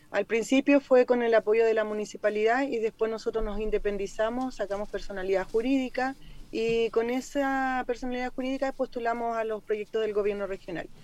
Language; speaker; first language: Spanish; native; Spanish